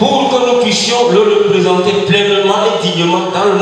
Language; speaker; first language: French; non-native, local second language; Ewe